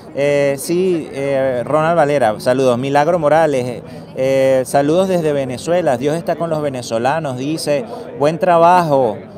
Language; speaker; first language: Spanish; native; Spanish